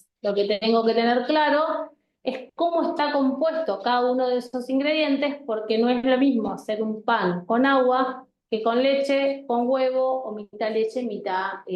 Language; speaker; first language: Spanish; native; Spanish